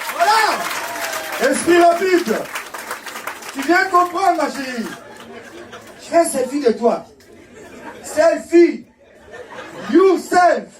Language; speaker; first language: French; early bilingual, other home language; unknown